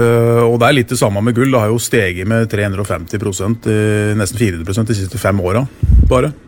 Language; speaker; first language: Norwegian; native; Norwegian